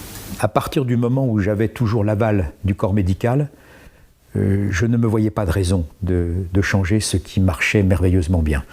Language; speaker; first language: French; native; French